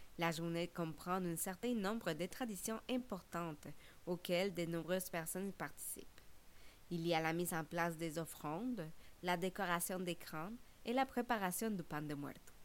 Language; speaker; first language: French; non-native, fluent; Spanish